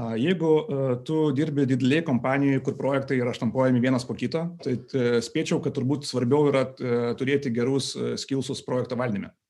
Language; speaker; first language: Lithuanian; non-native, local second language; Russian